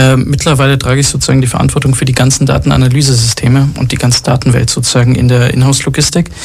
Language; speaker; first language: German; early bilingual, other home language; Arabic